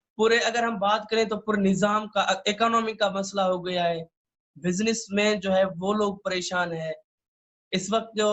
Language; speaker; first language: Urdu; non-native, local second language; Sindhi